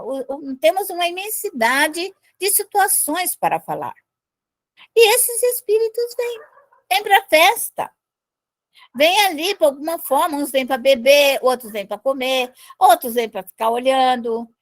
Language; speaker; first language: Portuguese; native; Portuguese